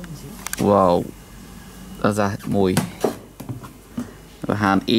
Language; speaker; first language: Dutch; native; Dutch